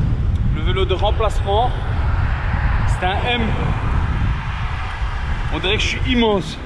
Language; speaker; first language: French; native; French